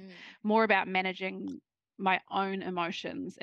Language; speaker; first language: English; native; English